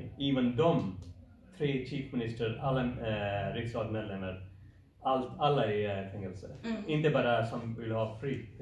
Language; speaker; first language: Swedish; non-native, learner; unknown